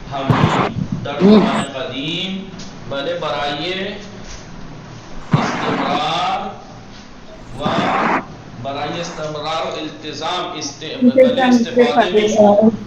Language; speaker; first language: Persian; non-native, fluent; Urdu